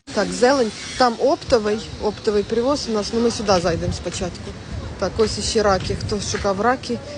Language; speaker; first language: Ukrainian; native; Ukrainian